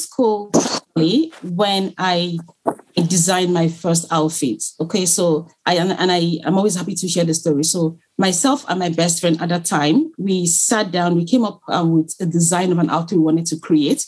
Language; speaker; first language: English; non-native, local second language; Igbo